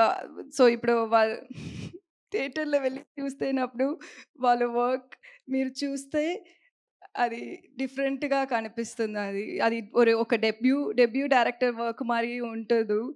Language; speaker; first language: Telugu; non-native, learner; Tamil